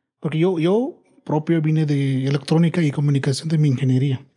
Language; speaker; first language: Spanish; non-native, learner; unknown